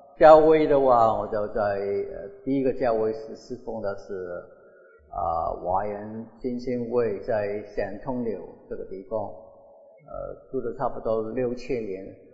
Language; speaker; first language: Chinese; non-native, local second language; Wu Chinese